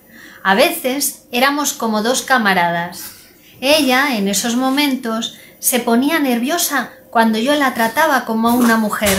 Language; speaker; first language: Spanish; native; Spanish